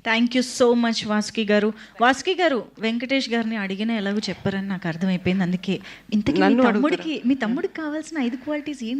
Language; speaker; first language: Telugu; native; Telugu